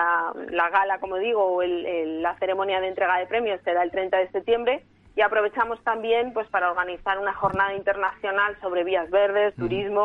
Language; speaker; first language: Spanish; native; Spanish